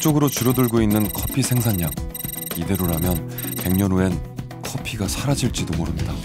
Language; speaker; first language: Korean; native; Korean